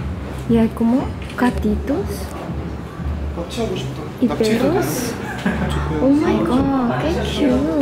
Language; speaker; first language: Spanish; non-native, fluent; Korean